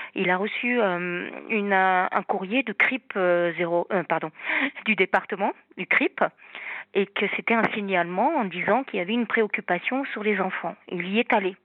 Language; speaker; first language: French; native; French